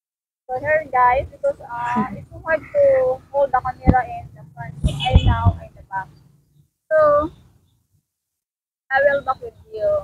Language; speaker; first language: English; non-native, learner; Cebuano